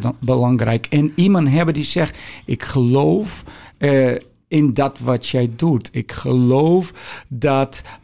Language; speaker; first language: Dutch; non-native, fluent; Portuguese